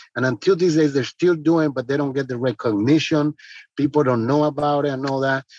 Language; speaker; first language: English; non-native, fluent; Spanish